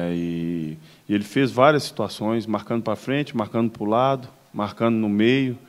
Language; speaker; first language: Portuguese; native; Portuguese